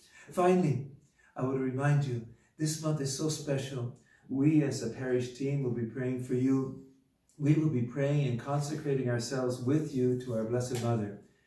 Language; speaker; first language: English; native; English